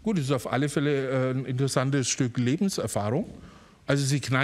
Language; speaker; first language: German; native; German